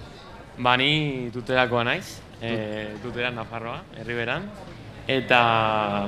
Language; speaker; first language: Basque; non-native, local second language; Spanish